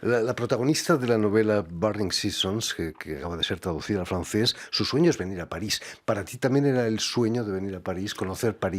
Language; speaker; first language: Spanish; native; Spanish